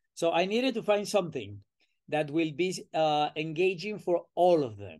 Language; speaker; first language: English; non-native, fluent; Spanish